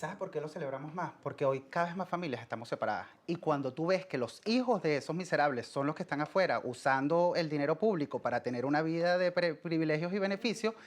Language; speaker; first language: Spanish; native; Spanish